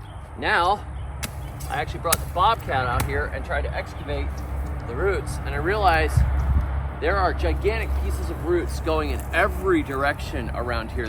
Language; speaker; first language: English; native; English